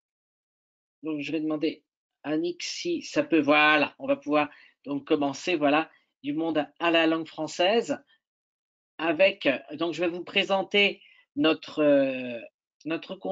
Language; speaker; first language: French; native; French